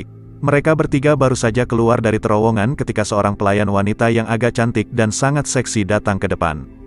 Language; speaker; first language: Indonesian; native; Indonesian